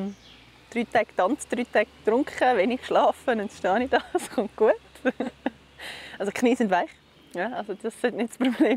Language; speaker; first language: German; native; German